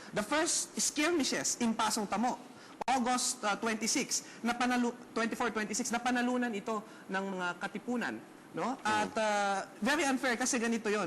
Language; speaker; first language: Filipino; native; Filipino